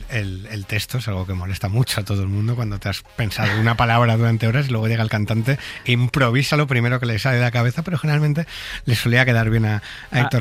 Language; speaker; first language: Spanish; native; Spanish